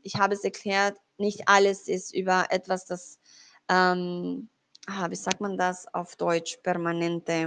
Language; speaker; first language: German; non-native, fluent; Spanish